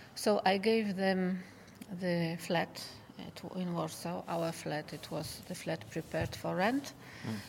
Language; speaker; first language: English; non-native, fluent; Polish